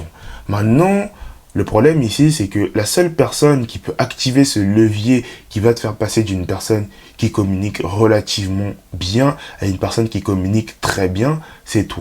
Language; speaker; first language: French; native; French